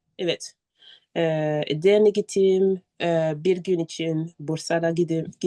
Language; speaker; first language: Turkish; non-native, learner; French